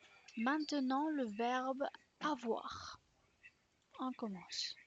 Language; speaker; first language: French; non-native, fluent; Spanish